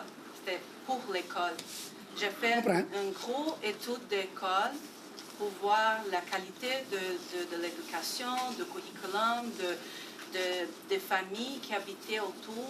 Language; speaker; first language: French; non-native, fluent; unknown